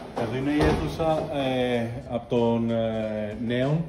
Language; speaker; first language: Greek; early bilingual, heritage; Greek